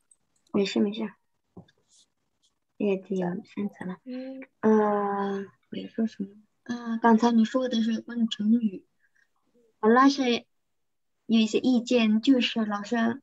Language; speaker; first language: Chinese; non-native, fluent; Indonesian